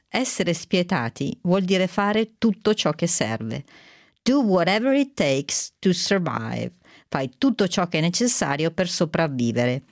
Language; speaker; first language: Italian; native; Italian